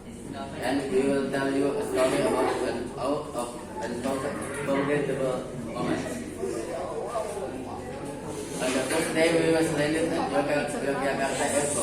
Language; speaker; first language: English; non-native, learner; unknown